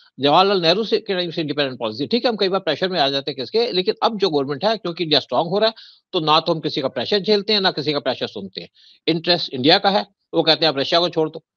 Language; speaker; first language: Hindi; native; Hindi